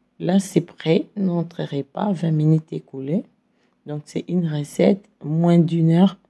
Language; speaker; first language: French; non-native, local second language; Lingala